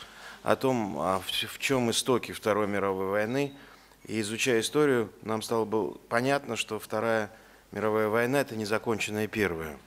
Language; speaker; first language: Russian; native; Russian